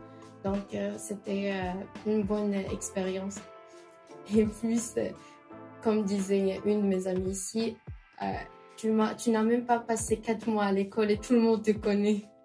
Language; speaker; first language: French; non-native, learner; Arabic